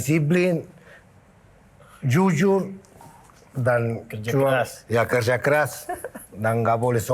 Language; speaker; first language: Indonesian; non-native, fluent; Spanish